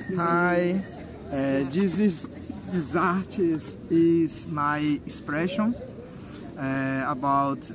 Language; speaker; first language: English; non-native, learner; Portuguese